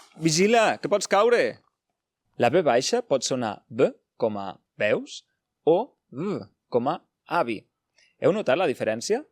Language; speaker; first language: Catalan; native; Catalan